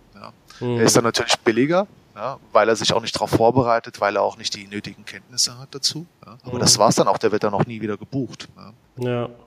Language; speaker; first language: German; native; German